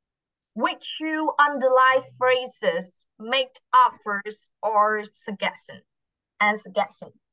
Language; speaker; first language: English; non-native, fluent; Vietnamese